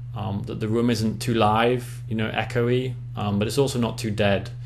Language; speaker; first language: English; native; English